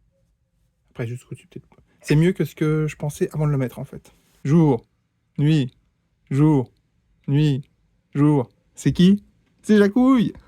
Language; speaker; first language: French; native; French